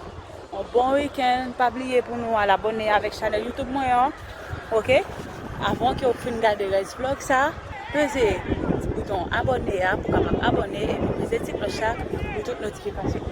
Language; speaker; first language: French; non-native, learner; Haitian Creole